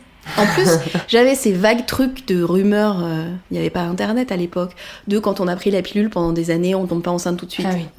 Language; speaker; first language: French; native; French